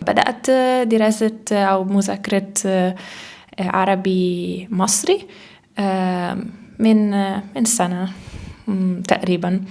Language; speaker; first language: Arabic; non-native, learner; Italian